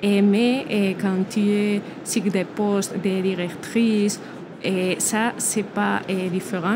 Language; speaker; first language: French; non-native, learner; Spanish